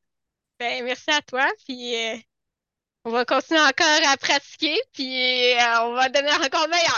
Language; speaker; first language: French; native; French